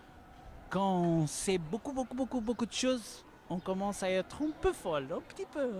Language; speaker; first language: French; non-native, learner; Portuguese